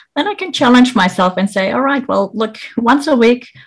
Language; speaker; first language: English; non-native, fluent; German